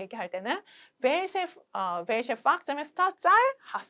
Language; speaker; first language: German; non-native, fluent; Korean